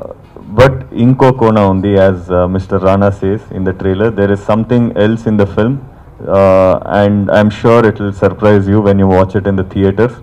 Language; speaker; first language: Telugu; non-native, learner; Kannada